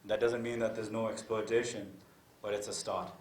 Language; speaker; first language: English; non-native, local second language; Urdu